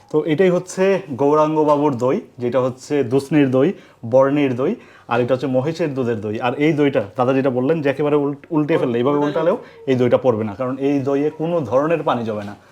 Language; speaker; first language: Bangla; native; Bangla